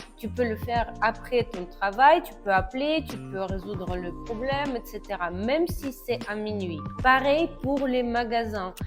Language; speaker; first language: French; non-native, fluent; Russian